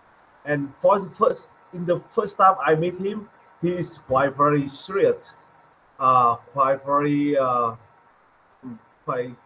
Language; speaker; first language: English; non-native, learner; Vietnamese